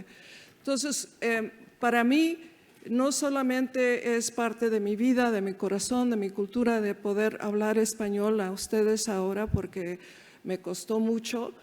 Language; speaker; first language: Spanish; early bilingual, heritage; Spanish